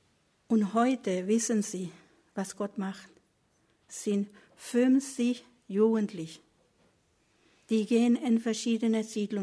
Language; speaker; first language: German; non-native, learner; Spanish